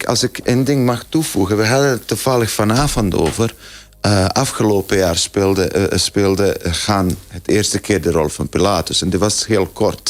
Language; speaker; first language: Dutch; non-native, fluent; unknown